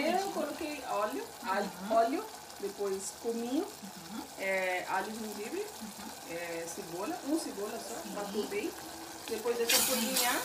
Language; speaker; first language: Portuguese; non-native, learner; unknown